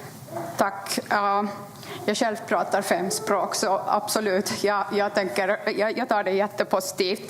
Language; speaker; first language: Swedish; non-native, fluent; Kurdish